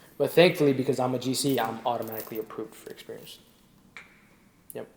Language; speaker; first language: English; native; English